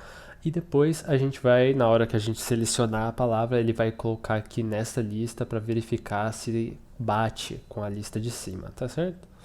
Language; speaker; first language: Portuguese; native; Portuguese